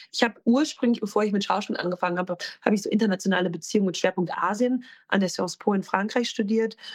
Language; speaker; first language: German; native; German